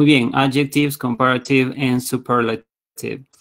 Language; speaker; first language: English; non-native, fluent; Spanish